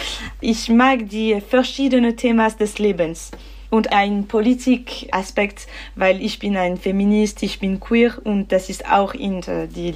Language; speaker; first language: German; non-native, local second language; French